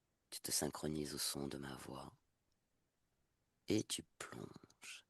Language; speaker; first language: French; native; French